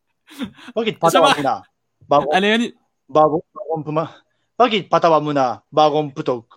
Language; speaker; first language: Filipino; non-native, learner; Japanese